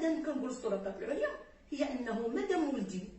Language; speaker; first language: Arabic; native; Arabic